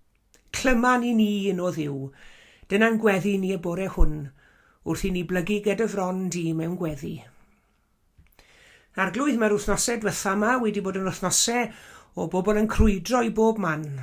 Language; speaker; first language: Welsh; native; Welsh